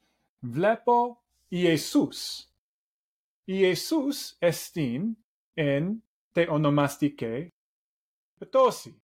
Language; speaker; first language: Greek; non-native, learner; English